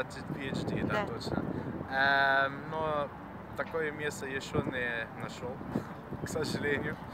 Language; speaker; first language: Russian; non-native, fluent; Dutch